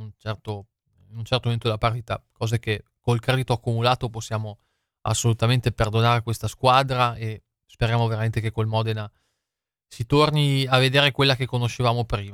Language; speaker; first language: Italian; native; Italian